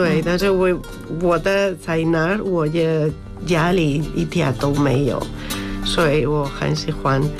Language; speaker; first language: Chinese; non-native, learner; Spanish